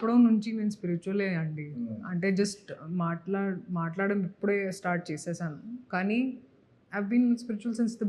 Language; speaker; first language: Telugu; non-native, fluent; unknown